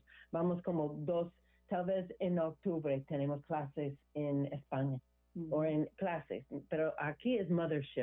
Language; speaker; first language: Spanish; non-native, learner; English